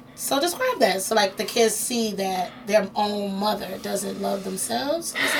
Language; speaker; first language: English; native; English